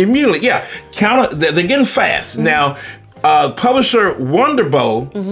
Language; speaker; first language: English; native; English